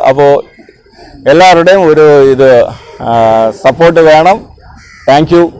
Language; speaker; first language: Tamil; non-native, learner; Malayalam